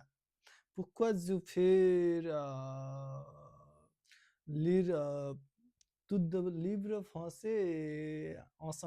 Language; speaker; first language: French; non-native, learner; Nepali